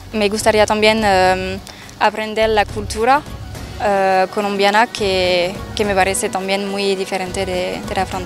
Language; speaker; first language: Spanish; non-native, fluent; French